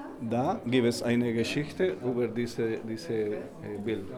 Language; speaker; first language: German; non-native, learner; Spanish